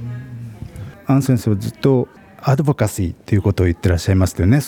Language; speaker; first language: Japanese; native; Japanese